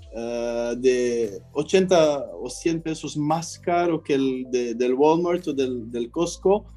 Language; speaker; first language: Spanish; non-native, fluent; French